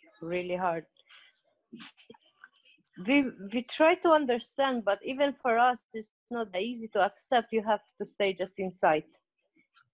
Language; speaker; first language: English; non-native, learner; Albanian